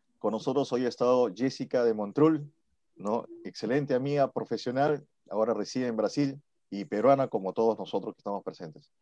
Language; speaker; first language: Spanish; native; Spanish